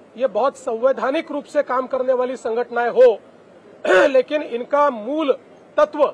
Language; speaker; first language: Hindi; non-native, local second language; Marathi